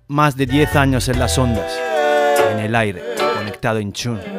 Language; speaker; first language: Spanish; native; Spanish